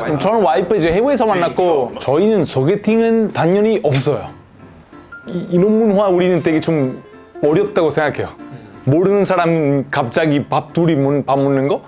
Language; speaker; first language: Korean; non-native, fluent; Italian